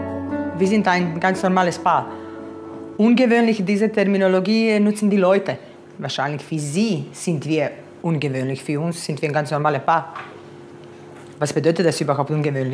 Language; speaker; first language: German; non-native, fluent; Croatian